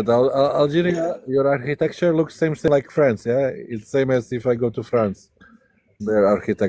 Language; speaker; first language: English; non-native, fluent; Slovenian